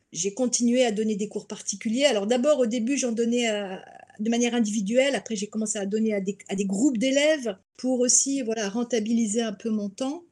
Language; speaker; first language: French; native; French